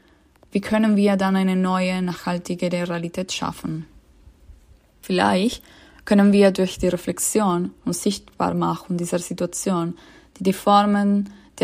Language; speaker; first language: German; non-native, fluent; Persian